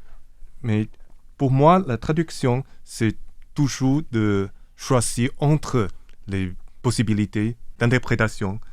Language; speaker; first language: French; non-native, fluent; Chinese